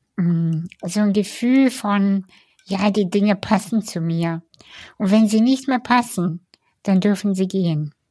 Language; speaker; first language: German; early bilingual, other home language; Russian